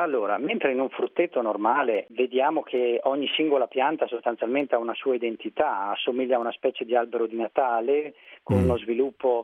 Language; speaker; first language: Italian; native; Italian